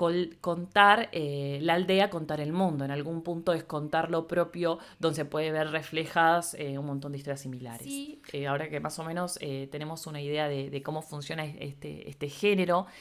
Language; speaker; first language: Spanish; native; Spanish